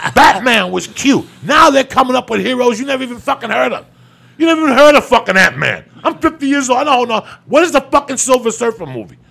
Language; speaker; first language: English; non-native, fluent; Spanish